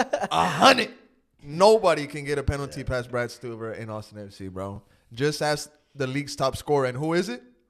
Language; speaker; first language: English; early bilingual, other home language; Spanish